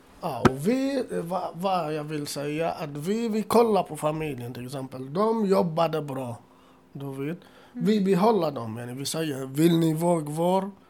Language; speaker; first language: Swedish; non-native, learner; Assyrian Neo-Aramaic